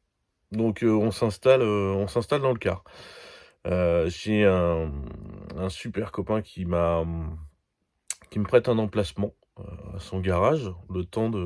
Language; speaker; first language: French; native; French